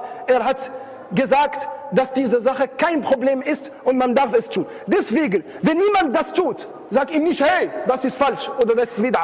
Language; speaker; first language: German; non-native, fluent; Arabic